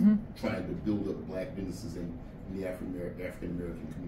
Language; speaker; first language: English; native; English